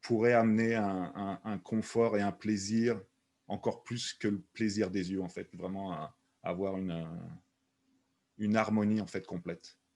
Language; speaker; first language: French; native; French